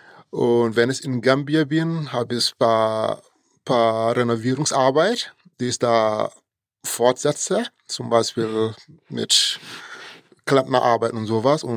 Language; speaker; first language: German; non-native, fluent; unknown